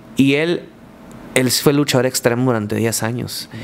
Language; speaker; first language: Spanish; native; Spanish